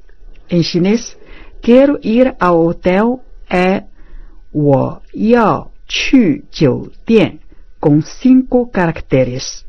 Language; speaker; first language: Portuguese; non-native, fluent; Chinese